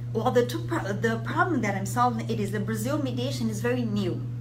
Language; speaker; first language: English; non-native, fluent; Portuguese